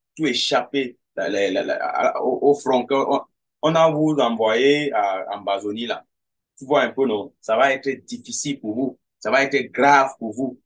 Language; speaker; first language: French; non-native, local second language; English